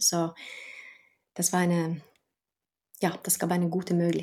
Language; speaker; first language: German; non-native, fluent; Norwegian